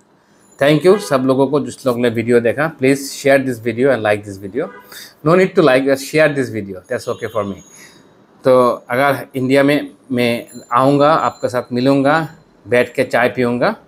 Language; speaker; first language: Hindi; non-native, fluent; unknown